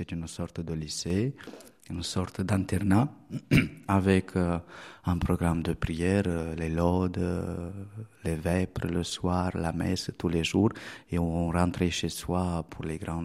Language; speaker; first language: French; non-native, fluent; Romanian